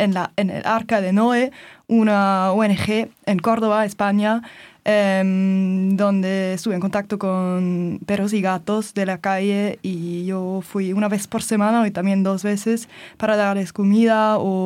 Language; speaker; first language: Spanish; non-native, learner; German